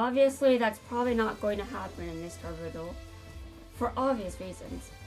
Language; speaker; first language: English; native; English